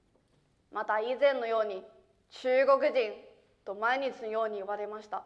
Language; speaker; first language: Japanese; early bilingual, other home language; Chinese